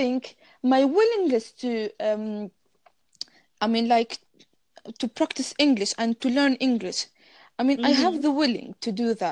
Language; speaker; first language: English; non-native, fluent; Arabic